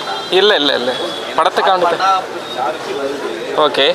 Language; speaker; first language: Tamil; native; Tamil